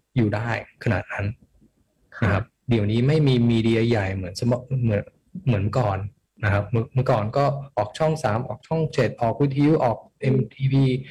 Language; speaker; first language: Thai; early bilingual, heritage; Thai